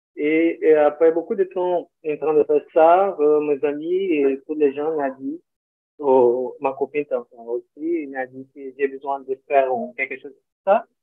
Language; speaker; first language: French; non-native, learner; Portuguese